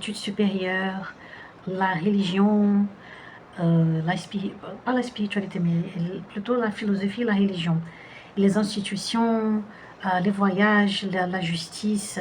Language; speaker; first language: French; non-native, fluent; Portuguese